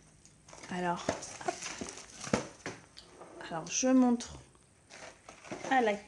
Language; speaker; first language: French; native; French